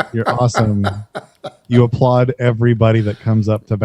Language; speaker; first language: English; native; English